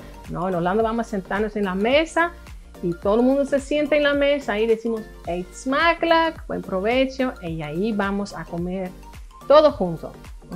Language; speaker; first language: Spanish; non-native, fluent; Dutch